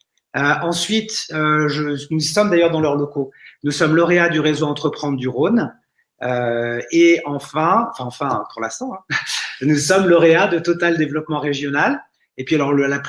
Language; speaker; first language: French; native; French